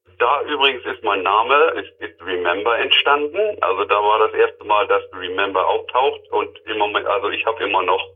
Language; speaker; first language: German; native; German